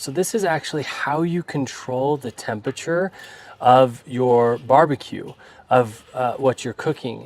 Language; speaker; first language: English; native; English